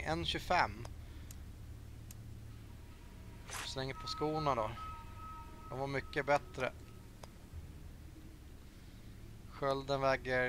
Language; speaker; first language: Swedish; native; Swedish